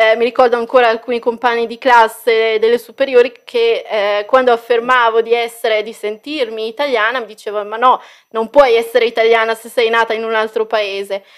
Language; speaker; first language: Italian; early bilingual, other home language; Arabic